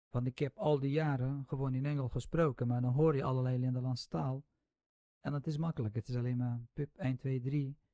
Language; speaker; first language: Dutch; non-native, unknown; Kurdish